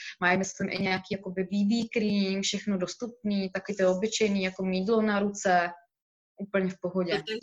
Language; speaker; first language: Czech; native; Czech